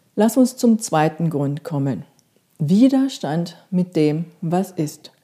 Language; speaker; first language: German; non-native, fluent; Korean